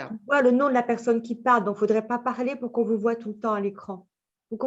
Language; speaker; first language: French; native; French